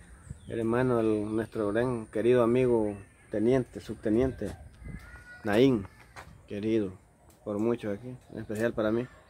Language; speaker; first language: Spanish; native; Spanish